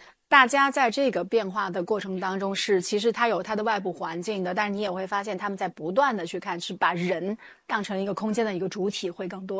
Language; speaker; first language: Chinese; native; Chinese